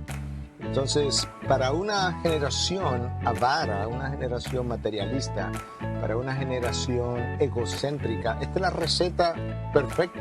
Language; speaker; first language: Spanish; native; Spanish